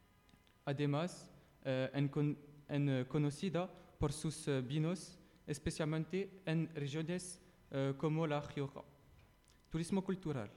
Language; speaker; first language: Spanish; non-native, learner; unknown